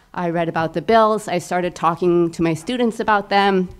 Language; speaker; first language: English; native; English